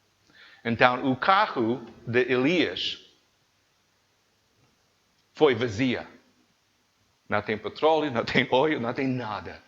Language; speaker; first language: Portuguese; non-native, learner; English